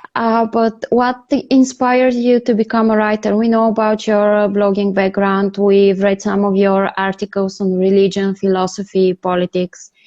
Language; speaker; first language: English; non-native, fluent; Bulgarian